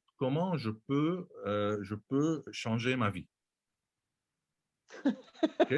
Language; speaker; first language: French; non-native, local second language; Arabic